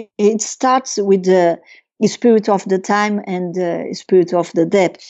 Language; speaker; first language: English; non-native, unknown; Portuguese